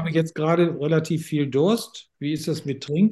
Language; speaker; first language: German; native; German